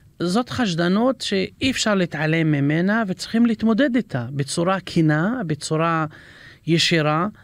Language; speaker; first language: Hebrew; non-native, local second language; Arabic